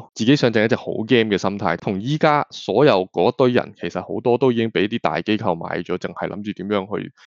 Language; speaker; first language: Cantonese; native; Cantonese